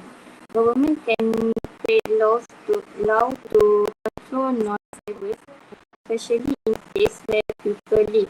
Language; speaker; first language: English; non-native, local second language; Malay